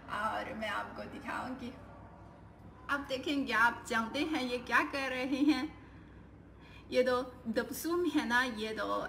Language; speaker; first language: Hindi; non-native, learner; Chinese